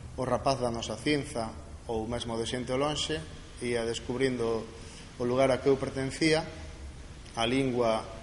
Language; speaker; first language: Galician; non-native, local second language; Spanish